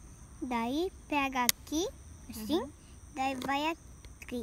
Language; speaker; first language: Portuguese; early bilingual, heritage; Portuguese